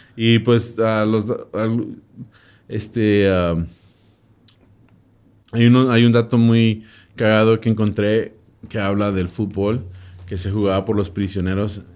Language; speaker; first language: Spanish; non-native, fluent; English